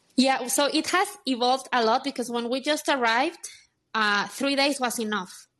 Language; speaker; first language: English; non-native, fluent; Spanish